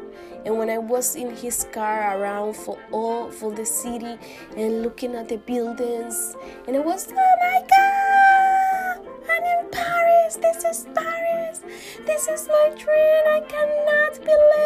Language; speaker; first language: English; non-native, learner; Spanish